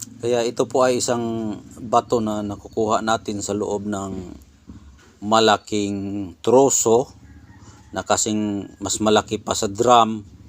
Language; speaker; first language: Filipino; non-native, local second language; Cebuano